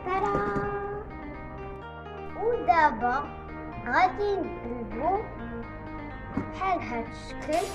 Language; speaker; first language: Arabic; native; Arabic